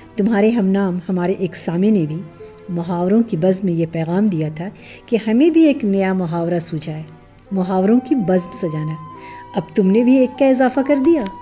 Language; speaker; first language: Urdu; native; Urdu